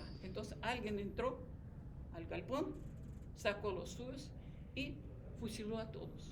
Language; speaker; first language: Spanish; non-native, fluent; Russian